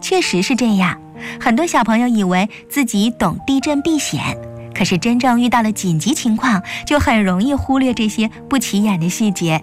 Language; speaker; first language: Chinese; native; Chinese